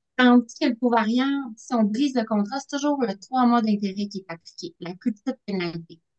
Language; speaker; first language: French; native; French